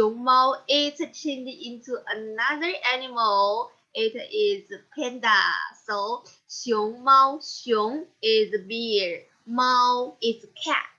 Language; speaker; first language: English; non-native, learner; Chinese